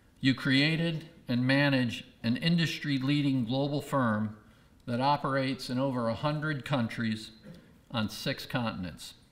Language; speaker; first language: English; native; English